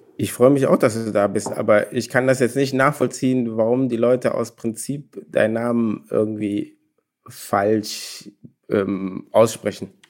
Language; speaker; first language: German; early bilingual, other home language; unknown